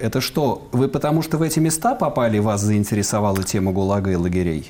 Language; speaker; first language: Russian; native; Russian